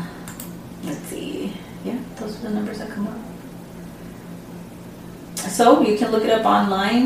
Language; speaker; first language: English; early bilingual, other home language; Spanish